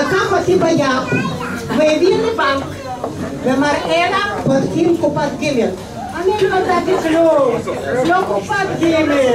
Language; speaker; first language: Hebrew; non-native, fluent; Russian